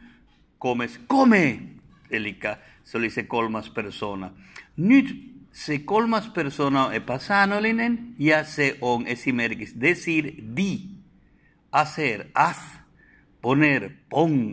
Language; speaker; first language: Finnish; non-native, fluent; Spanish